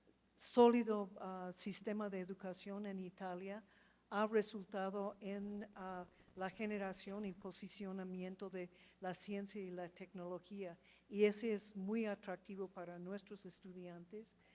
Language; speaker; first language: Spanish; non-native, fluent; English